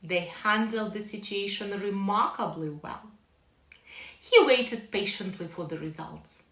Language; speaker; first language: English; non-native, fluent; Ukrainian